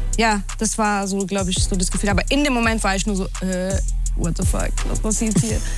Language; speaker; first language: German; early bilingual, other home language; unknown